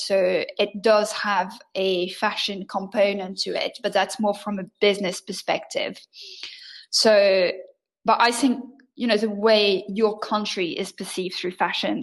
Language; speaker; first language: English; non-native, fluent; French